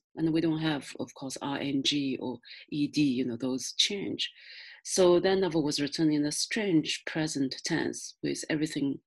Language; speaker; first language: English; non-native, fluent; Chinese